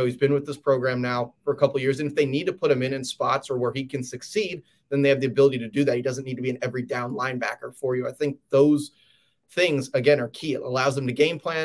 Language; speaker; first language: English; native; English